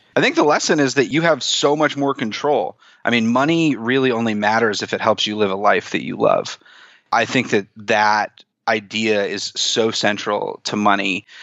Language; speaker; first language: English; native; English